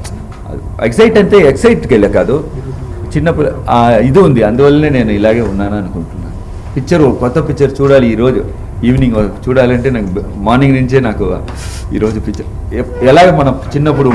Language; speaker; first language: Telugu; non-native, local second language; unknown